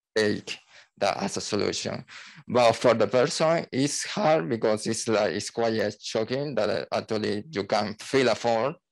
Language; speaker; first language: English; non-native, learner; Spanish